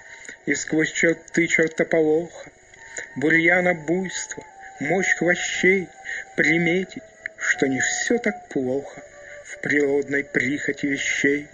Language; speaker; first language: Russian; native; Russian